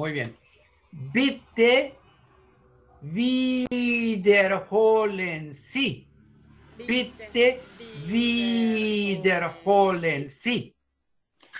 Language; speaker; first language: German; non-native, fluent; Spanish